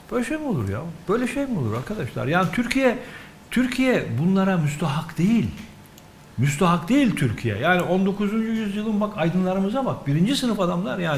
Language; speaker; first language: Turkish; native; Turkish